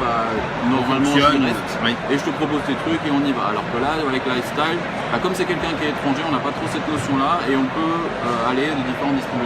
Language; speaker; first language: French; native; French